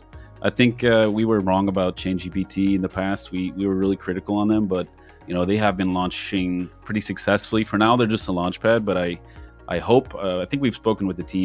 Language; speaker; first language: English; native; English